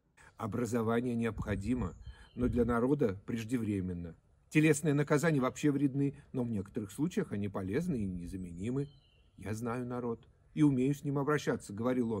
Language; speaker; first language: Russian; native; Russian